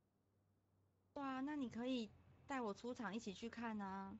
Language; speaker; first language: Chinese; native; Chinese